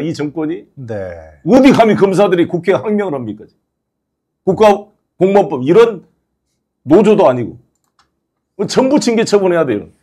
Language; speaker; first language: Korean; native; Korean